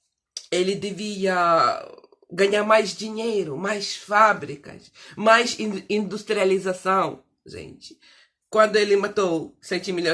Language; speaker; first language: Portuguese; non-native, fluent; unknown